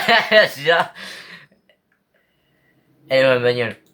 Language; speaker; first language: French; native; French